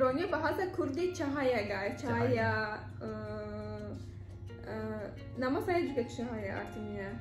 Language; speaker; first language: Indonesian; non-native, learner; Turkish